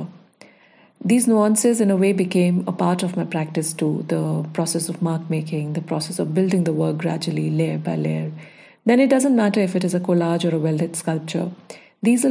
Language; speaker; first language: English; non-native, local second language; Hindi